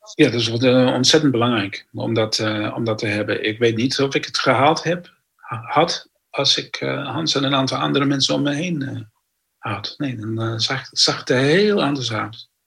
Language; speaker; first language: Dutch; non-native, fluent; English